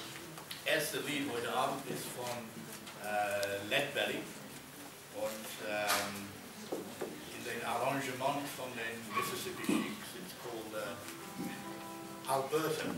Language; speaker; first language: German; non-native, fluent; English